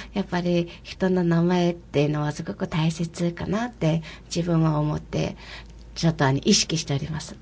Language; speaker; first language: Japanese; non-native, fluent; Mongolian